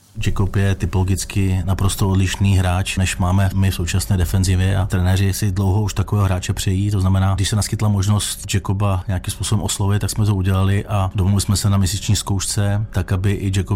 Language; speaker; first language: Czech; native; Czech